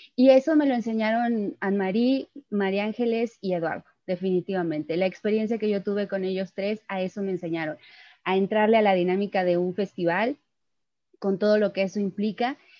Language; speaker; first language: Spanish; native; Spanish